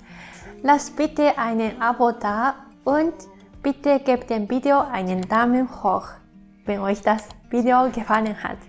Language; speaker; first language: German; non-native, learner; Japanese